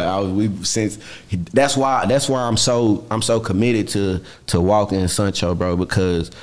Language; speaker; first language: English; native; English